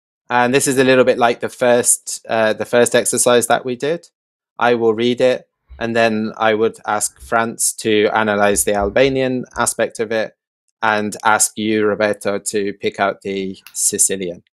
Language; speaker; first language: English; early bilingual, other home language; Albanian